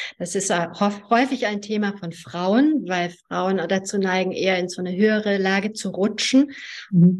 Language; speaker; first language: German; early bilingual, other home language; Hungarian